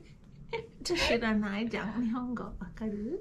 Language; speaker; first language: Japanese; non-native, fluent; English